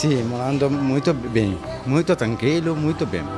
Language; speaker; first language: Portuguese; non-native, learner; Bangla